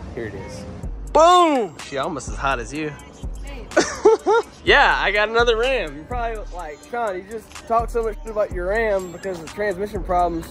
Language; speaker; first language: English; native; English